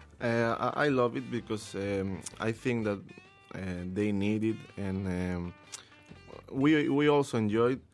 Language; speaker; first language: English; non-native, learner; Spanish